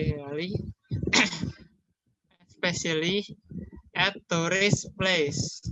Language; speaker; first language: English; non-native, learner; Indonesian